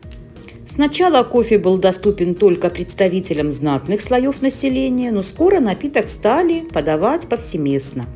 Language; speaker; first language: Russian; native; Russian